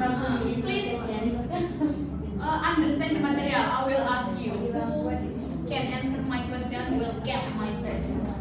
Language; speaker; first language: English; non-native, fluent; Indonesian